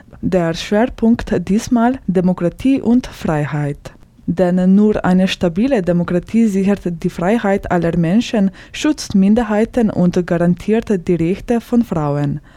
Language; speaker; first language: German; native; German